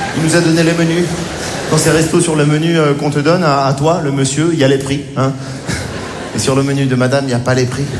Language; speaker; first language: French; native; French